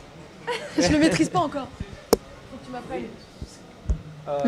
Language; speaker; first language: French; native; French